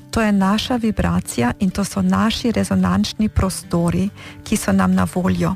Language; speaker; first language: Slovenian; early bilingual, heritage; Slovenian